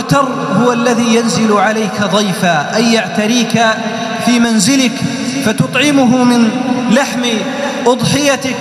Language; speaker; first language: Arabic; native; Arabic